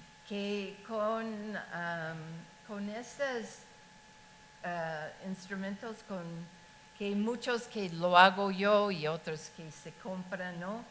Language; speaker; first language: Spanish; non-native, fluent; English